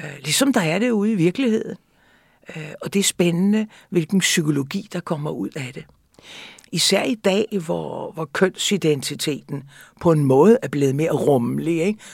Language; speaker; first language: Danish; native; Danish